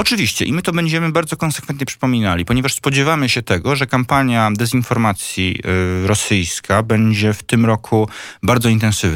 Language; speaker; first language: Polish; native; Polish